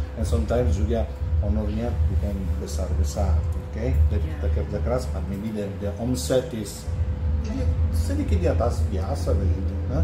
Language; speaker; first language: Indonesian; non-native, learner; English